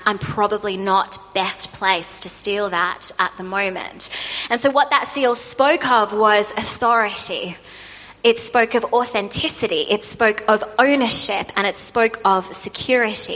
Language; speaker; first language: English; native; English